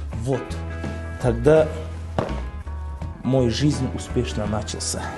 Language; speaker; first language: Russian; non-native, local second language; Kyrgyz